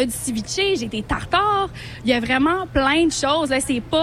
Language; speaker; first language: French; native; French